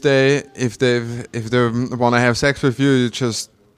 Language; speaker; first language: English; non-native, fluent; German